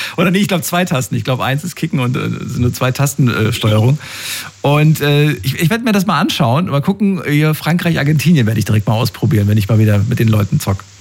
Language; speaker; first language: German; native; German